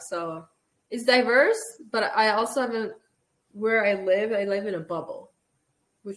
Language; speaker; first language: English; early bilingual, other home language; Armenian